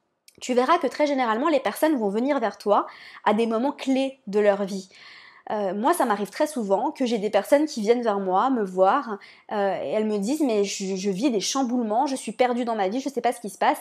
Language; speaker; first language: French; native; French